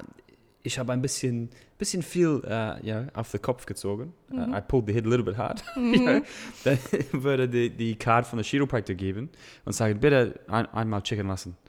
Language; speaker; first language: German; non-native, learner; English